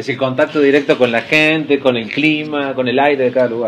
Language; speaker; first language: Spanish; native; Spanish